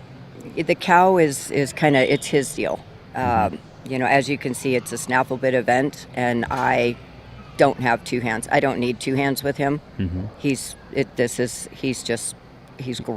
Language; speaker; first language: English; native; English